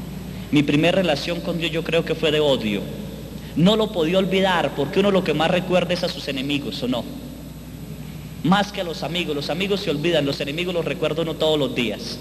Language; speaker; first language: Spanish; native; Spanish